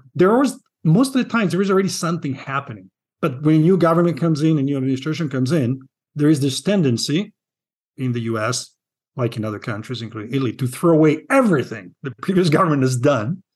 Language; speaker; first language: English; non-native, fluent; Italian